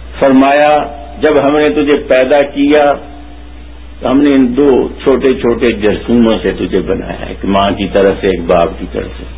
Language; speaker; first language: Urdu; non-native, local second language; Punjabi